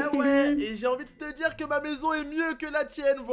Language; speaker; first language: French; native; French